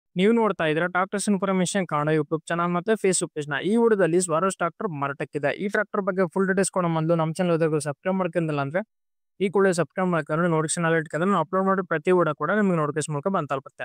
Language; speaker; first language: Kannada; native; Kannada